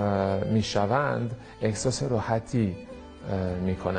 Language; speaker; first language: Persian; non-native, fluent; Italian